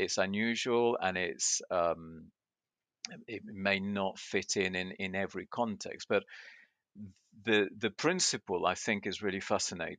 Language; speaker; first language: English; early bilingual, other home language; Spanish